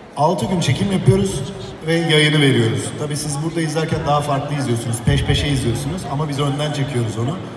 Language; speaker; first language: Turkish; native; Turkish